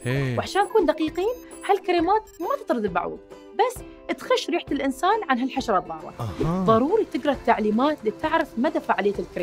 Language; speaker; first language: Arabic; native; Arabic